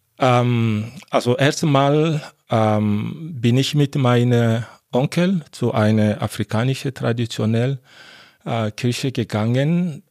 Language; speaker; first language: German; non-native, fluent; Lingala